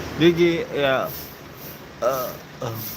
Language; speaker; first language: Indonesian; non-native, local second language; Balinese